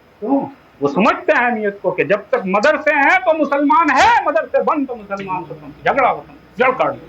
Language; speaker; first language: Urdu; native; Urdu